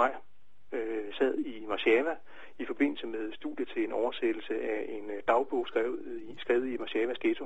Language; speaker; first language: Danish; native; Danish